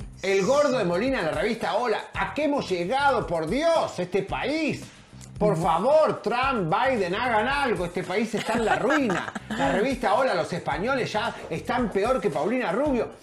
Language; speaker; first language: Spanish; native; Spanish